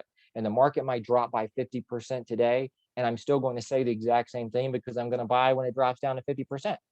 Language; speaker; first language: English; native; English